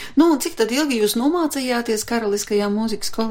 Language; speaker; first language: Latvian; native; Latvian